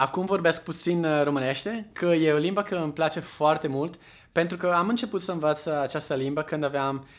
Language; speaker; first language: Romanian; non-native, fluent; Italian